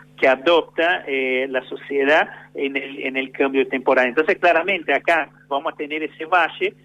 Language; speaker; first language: Spanish; non-native, fluent; Portuguese